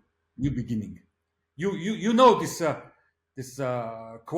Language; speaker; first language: English; non-native, learner; Mongolian